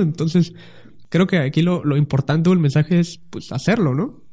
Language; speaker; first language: Spanish; native; Spanish